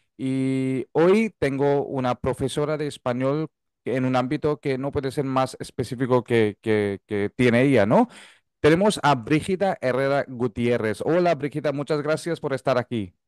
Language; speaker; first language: Spanish; non-native, fluent; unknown